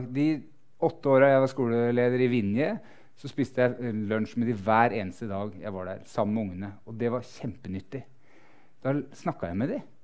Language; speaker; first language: Norwegian; native; Norwegian